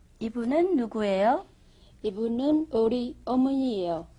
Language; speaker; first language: Korean; non-native, learner; Vietnamese